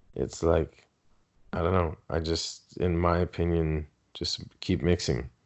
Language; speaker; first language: English; early bilingual, other home language; Spanish